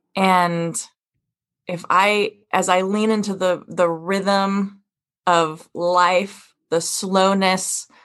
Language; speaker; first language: English; native; English